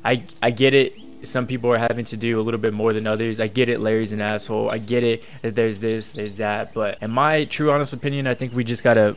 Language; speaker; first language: English; native; English